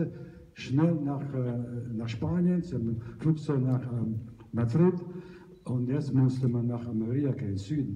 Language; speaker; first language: German; non-native, learner; Italian